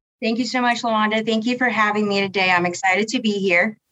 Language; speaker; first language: English; early bilingual, other home language; Spanish